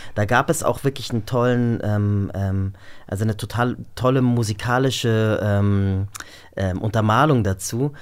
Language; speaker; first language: German; early bilingual, other home language; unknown